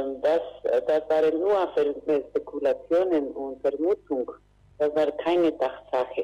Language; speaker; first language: German; non-native, learner; Spanish